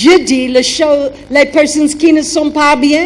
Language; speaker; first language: French; non-native, learner; German